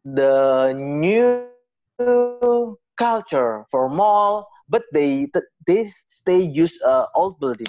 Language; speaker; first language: English; non-native, learner; Indonesian